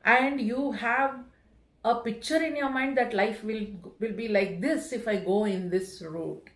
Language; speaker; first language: English; non-native, local second language; Kannada